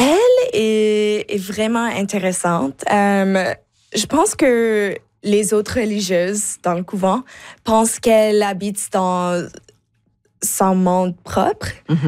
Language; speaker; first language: French; non-native, local second language; English